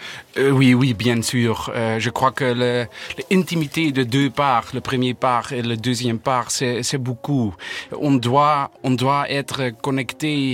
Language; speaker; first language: French; non-native, learner; Dutch